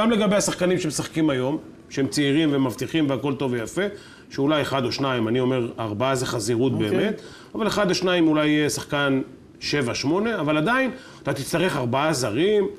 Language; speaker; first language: Hebrew; native; Hebrew